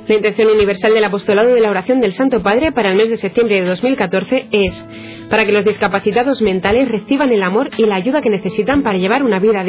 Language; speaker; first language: Spanish; native; Spanish